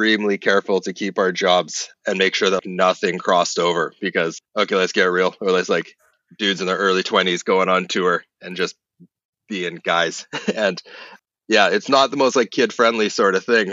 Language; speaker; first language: English; native; English